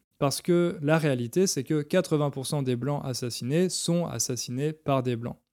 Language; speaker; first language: French; native; French